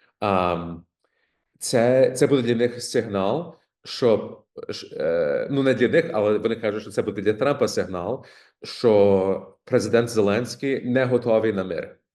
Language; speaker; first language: Ukrainian; early bilingual, heritage; Ukrainian